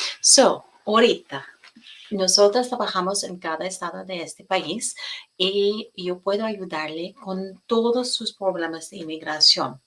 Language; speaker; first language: Spanish; non-native, fluent; English